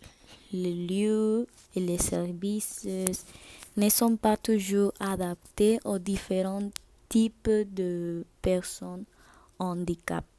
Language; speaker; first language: French; non-native, learner; Spanish